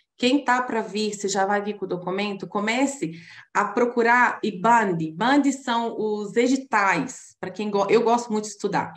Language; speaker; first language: Portuguese; native; Portuguese